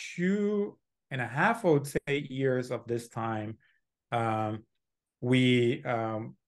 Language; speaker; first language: English; non-native, fluent; Portuguese